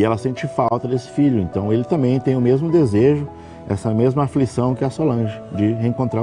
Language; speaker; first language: Portuguese; native; Portuguese